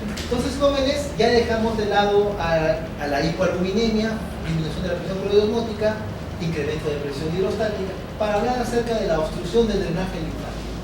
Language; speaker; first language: Spanish; native; Spanish